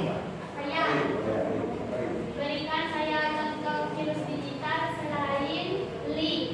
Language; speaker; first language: Indonesian; native; Indonesian